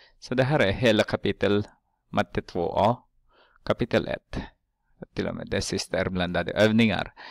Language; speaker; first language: Swedish; non-native, fluent; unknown